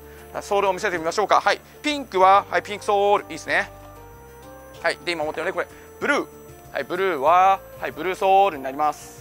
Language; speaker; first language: Japanese; native; Japanese